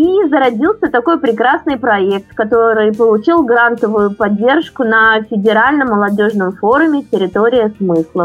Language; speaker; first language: Russian; native; Russian